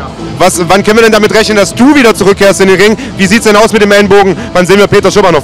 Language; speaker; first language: German; native; German